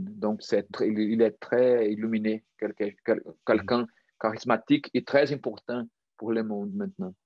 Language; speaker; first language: French; non-native, fluent; Portuguese